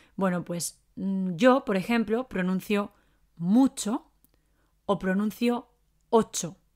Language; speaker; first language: Spanish; native; Spanish